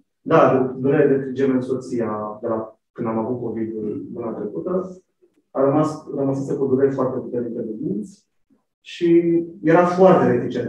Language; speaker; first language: Romanian; native; Romanian